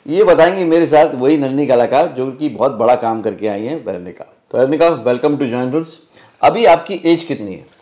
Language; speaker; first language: Hindi; native; Hindi